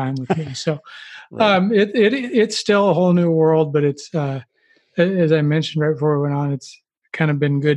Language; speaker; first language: English; native; English